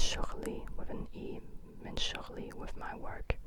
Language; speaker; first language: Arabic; non-native, learner; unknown